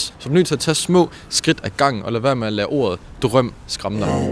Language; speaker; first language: Danish; native; Danish